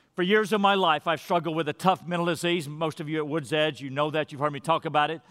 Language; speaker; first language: English; native; English